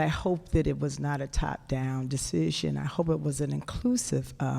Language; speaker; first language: English; native; English